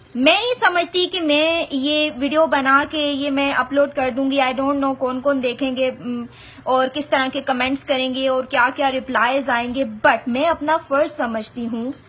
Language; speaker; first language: Urdu; non-native, local second language; Punjabi